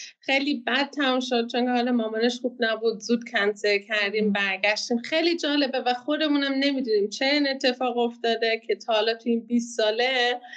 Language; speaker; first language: Persian; early bilingual, heritage; Persian